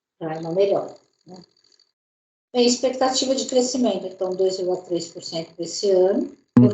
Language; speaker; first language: Portuguese; native; Portuguese